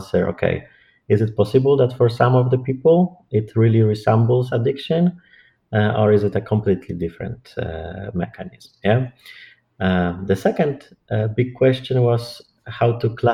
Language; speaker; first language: English; non-native, fluent; Polish